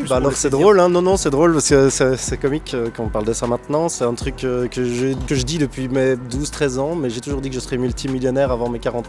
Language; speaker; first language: French; native; French